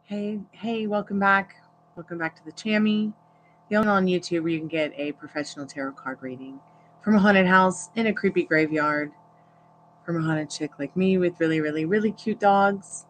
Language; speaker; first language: English; native; English